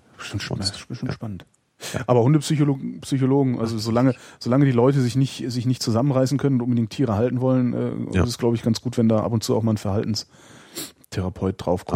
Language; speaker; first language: German; native; German